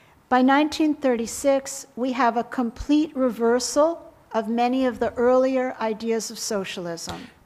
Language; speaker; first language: English; native; English